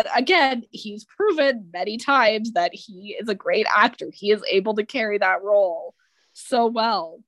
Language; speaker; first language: English; native; English